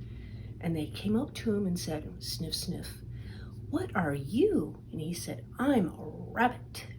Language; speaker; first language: English; native; English